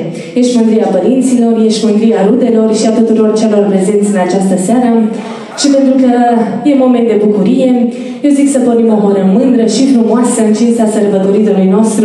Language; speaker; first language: Romanian; native; Romanian